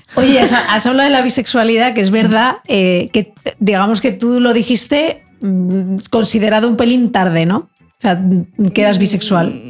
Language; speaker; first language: Spanish; native; Spanish